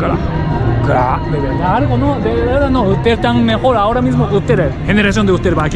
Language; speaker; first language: Spanish; non-native, learner; Japanese